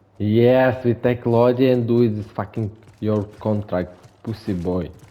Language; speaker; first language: English; non-native, learner; Ukrainian